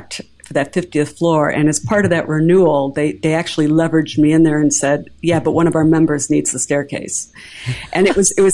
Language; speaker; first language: English; native; English